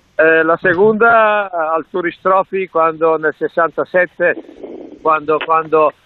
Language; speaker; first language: Spanish; non-native, learner; Italian